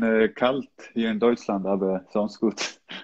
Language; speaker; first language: German; non-native, learner; Icelandic